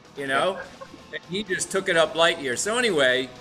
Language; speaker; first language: English; native; English